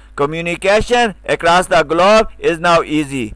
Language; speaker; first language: English; non-native, local second language; Urdu